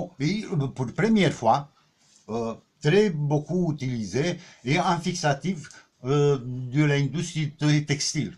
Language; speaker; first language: French; non-native, learner; Romanian